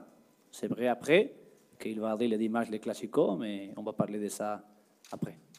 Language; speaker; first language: French; non-native, learner; Spanish